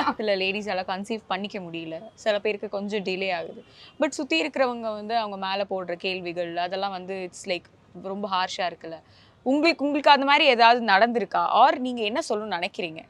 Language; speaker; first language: Tamil; native; Tamil